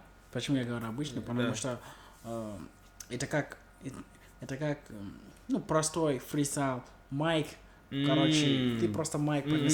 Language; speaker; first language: Russian; non-native, learner; English